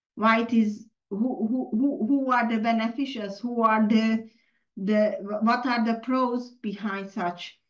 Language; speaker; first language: English; non-native, fluent; Hungarian